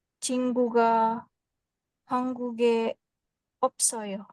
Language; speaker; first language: Korean; non-native, learner; Indonesian